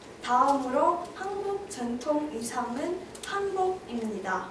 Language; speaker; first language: Korean; non-native, learner; Chinese